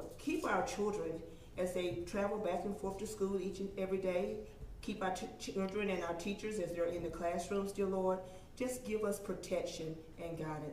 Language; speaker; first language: English; native; English